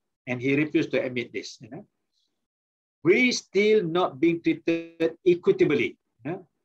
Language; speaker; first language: English; non-native, local second language; Malay